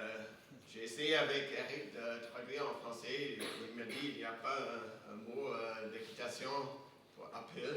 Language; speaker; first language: French; non-native, fluent; English